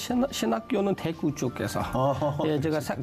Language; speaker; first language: Korean; non-native, learner; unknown